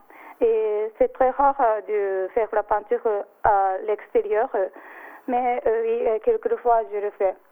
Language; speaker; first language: French; non-native, learner; Japanese